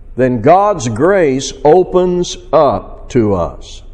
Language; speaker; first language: English; native; English